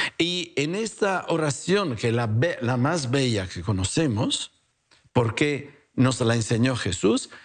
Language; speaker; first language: Spanish; non-native, fluent; Italian